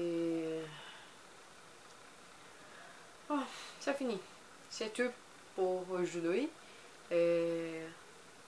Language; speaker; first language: French; non-native, learner; Portuguese